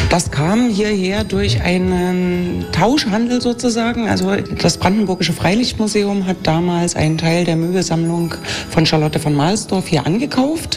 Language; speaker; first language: German; native; German